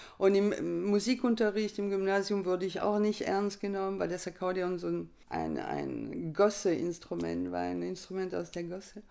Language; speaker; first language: German; non-native, fluent; French